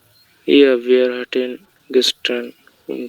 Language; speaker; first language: German; non-native, learner; Bangla